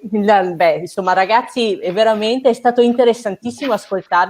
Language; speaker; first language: Italian; native; Italian